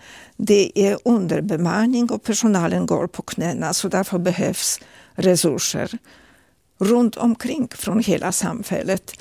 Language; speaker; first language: Swedish; non-native, fluent; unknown